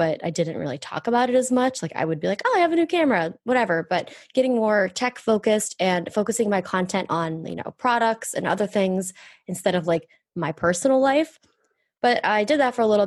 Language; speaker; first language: English; native; English